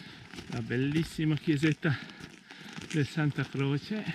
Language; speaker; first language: Italian; native; Italian